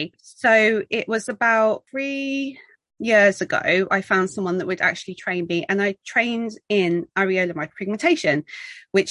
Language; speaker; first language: English; native; English